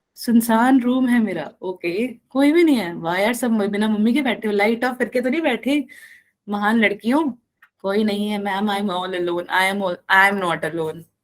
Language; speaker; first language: Hindi; non-native, local second language; Malayalam